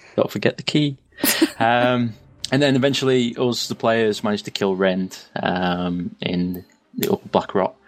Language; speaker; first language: English; native; English